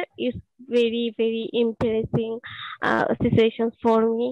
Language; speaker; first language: English; non-native, learner; Bangla